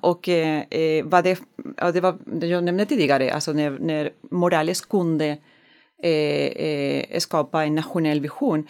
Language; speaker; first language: Swedish; non-native, learner; Spanish